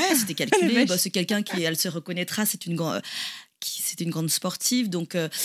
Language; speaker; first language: French; native; French